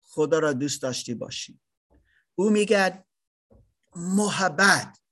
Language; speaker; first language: Persian; non-native, learner; German